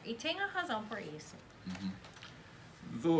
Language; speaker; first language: Portuguese; non-native, fluent; English